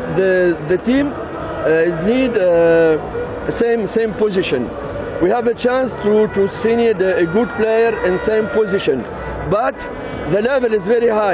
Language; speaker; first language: English; non-native, learner; French